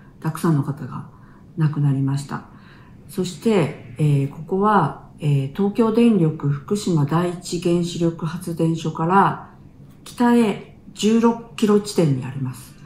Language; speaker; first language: Japanese; native; Japanese